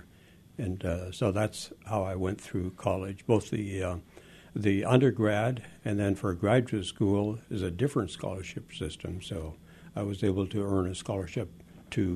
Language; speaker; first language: English; early bilingual, other home language; Western Frisian